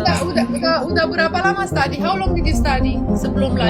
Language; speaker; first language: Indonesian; non-native, fluent; Romanian